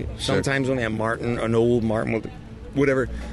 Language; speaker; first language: English; native; English